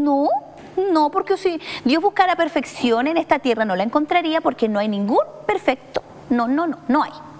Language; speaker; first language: Spanish; native; Spanish